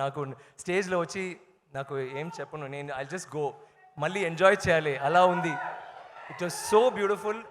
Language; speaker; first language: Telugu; non-native, learner; Tamil